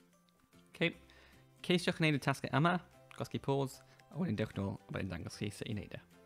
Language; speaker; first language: Welsh; native; Welsh